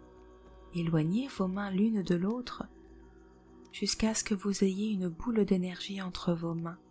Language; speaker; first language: French; native; French